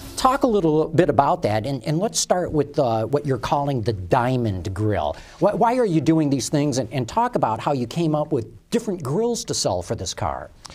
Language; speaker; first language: English; native; English